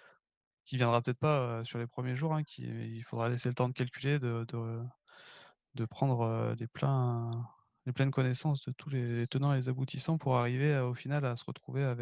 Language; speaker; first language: French; native; French